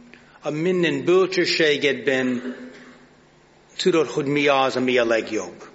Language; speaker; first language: Hungarian; non-native, fluent; English